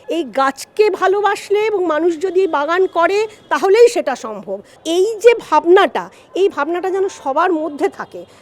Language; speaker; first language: Bangla; native; Bangla